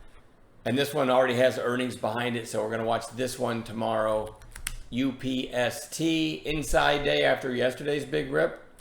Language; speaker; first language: English; native; English